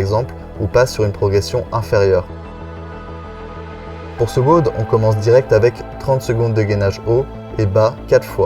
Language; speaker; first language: French; native; French